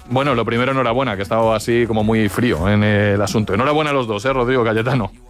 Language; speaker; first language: Spanish; native; Spanish